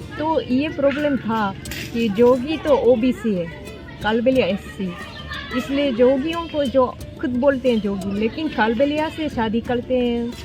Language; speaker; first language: Hindi; non-native, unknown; Japanese